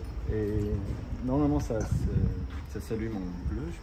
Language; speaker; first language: French; non-native, fluent; Japanese